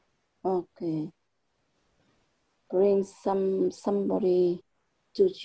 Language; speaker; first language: English; non-native, fluent; Vietnamese